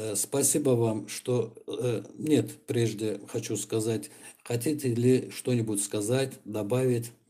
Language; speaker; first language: Russian; non-native, local second language; Azerbaijani